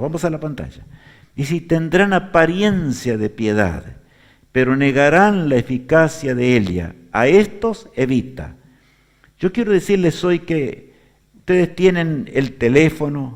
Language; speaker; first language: Spanish; native; Spanish